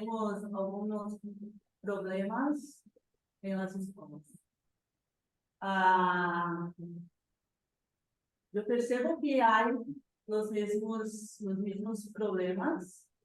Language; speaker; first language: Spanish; non-native, fluent; Portuguese